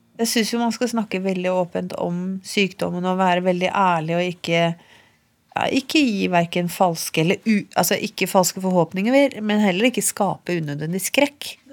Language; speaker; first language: Norwegian; native; Norwegian